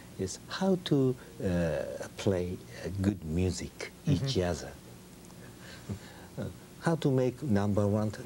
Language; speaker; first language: English; non-native, learner; Japanese